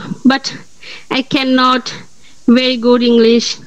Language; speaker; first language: English; non-native, learner; Bangla